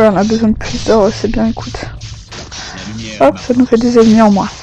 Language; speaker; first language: French; native; French